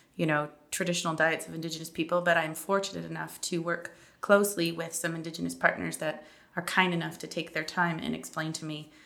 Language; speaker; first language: English; native; English